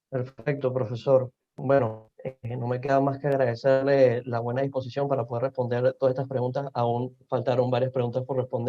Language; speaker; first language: Spanish; native; Spanish